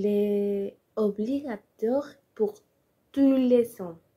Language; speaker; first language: French; non-native, learner; Spanish